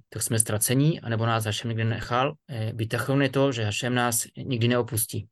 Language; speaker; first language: Czech; native; Czech